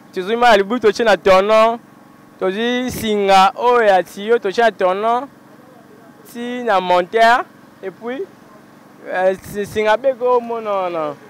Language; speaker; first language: Lingala; native; Lingala